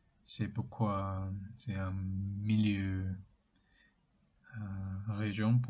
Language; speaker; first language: French; non-native, learner; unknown